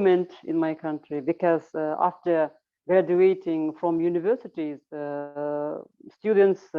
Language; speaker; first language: English; non-native, learner; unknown